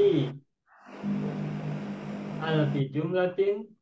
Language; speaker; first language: Arabic; non-native, fluent; Indonesian